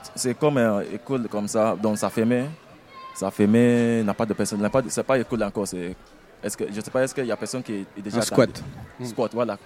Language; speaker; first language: French; non-native, fluent; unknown